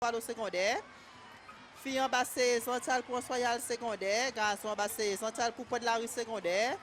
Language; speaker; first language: French; non-native, learner; Seselwa Creole French